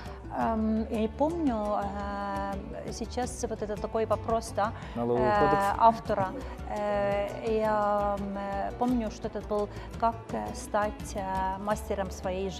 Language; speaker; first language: Russian; non-native, fluent; Estonian